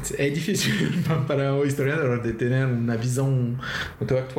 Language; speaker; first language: Portuguese; non-native, learner; French